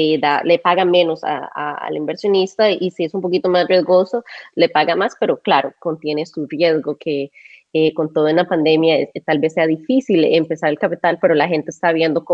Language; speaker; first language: Spanish; native; Spanish